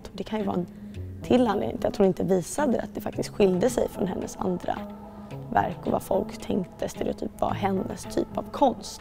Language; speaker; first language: Swedish; native; Swedish